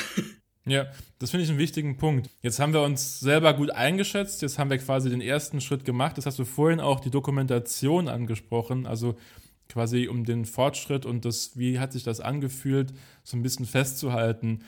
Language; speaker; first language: German; native; German